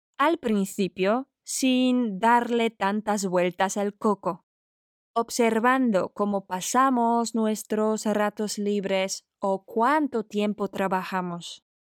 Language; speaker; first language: Spanish; non-native, fluent; Polish